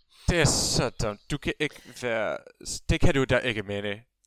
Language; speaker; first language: Danish; non-native, learner; English